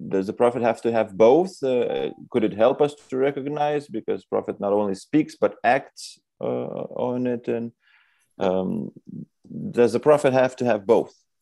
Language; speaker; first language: English; non-native, fluent; Lithuanian